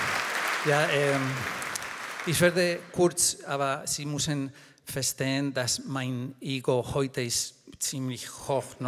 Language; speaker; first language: German; non-native, fluent; Spanish